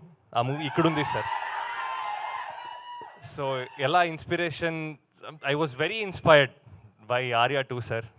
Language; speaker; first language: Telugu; non-native, learner; Kannada